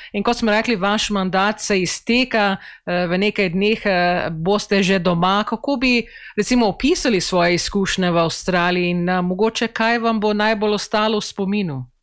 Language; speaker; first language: Slovenian; early bilingual, heritage; Slovenian